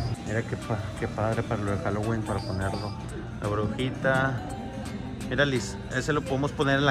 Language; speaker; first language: Spanish; native; Spanish